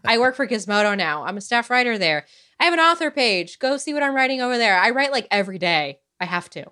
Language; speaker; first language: English; early bilingual, other home language; Romanian